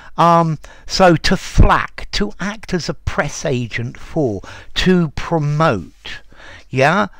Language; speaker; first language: English; native; English